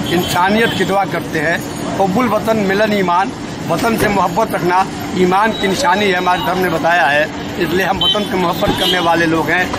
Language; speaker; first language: Urdu; native; Urdu